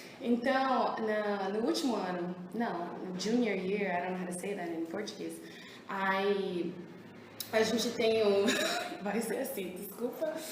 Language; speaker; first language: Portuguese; early bilingual, heritage; English